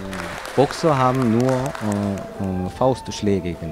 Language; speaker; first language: German; non-native, fluent; Korean